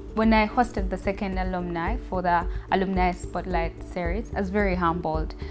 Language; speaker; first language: English; non-native, local second language; Ganda